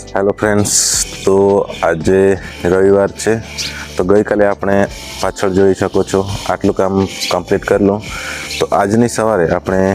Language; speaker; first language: Gujarati; non-native, local second language; Kukna